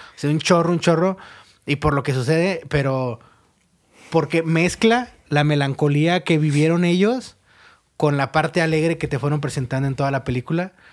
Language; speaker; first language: Spanish; native; Spanish